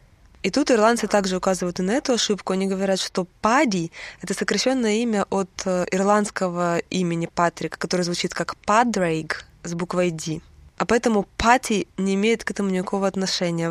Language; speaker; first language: Russian; native; Russian